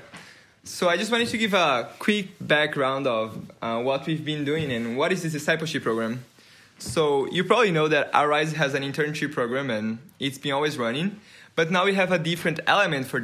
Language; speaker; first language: English; non-native, fluent; Portuguese